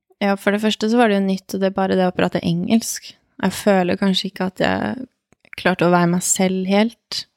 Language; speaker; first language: Norwegian; early bilingual, other home language; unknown